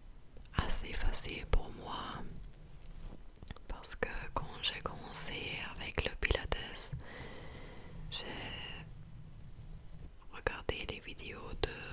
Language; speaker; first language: French; non-native, fluent; English